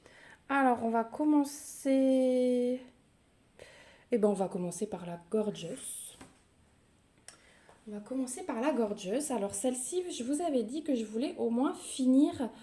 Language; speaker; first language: French; native; French